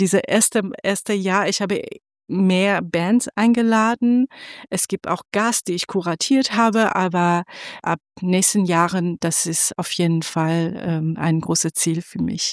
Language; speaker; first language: German; non-native, fluent; Persian